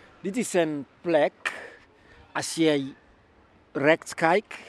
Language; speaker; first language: Dutch; non-native, learner; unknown